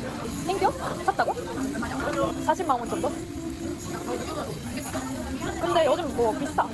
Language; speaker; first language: Korean; non-native, learner; Japanese